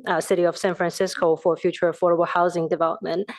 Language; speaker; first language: English; non-native, fluent; Chinese